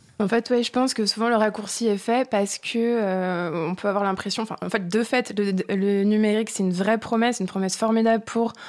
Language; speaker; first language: French; native; French